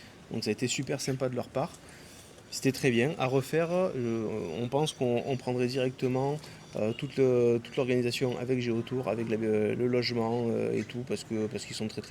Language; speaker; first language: French; native; French